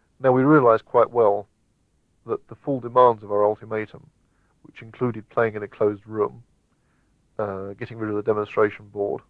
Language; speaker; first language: English; native; English